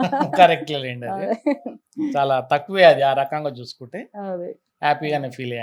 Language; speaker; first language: Telugu; native; Telugu